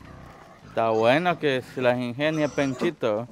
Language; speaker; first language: Spanish; native; Spanish